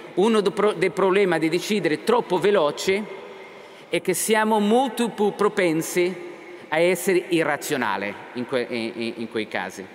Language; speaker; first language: Italian; non-native, fluent; Portuguese